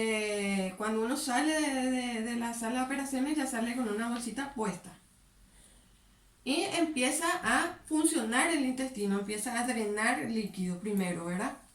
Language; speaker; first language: Spanish; native; Spanish